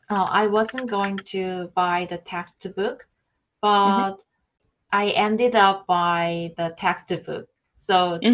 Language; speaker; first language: English; non-native, learner; Korean